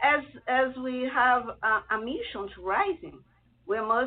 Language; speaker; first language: English; non-native, learner; Portuguese